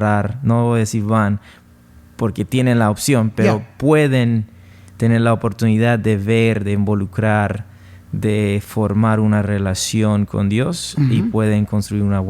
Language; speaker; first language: Spanish; non-native, fluent; English